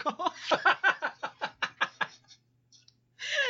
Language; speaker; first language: English; native; English